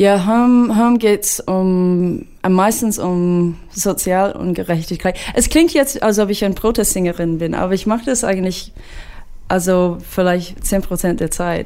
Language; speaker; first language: German; non-native, fluent; English